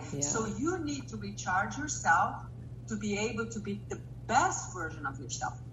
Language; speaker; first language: English; non-native, fluent; Portuguese